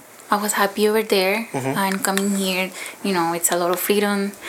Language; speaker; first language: English; non-native, fluent; Spanish